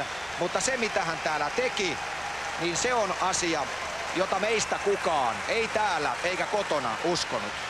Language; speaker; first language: Finnish; native; Finnish